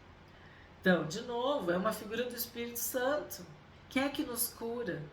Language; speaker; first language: Portuguese; native; Portuguese